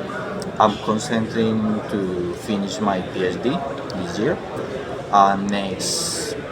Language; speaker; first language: English; non-native, learner; Spanish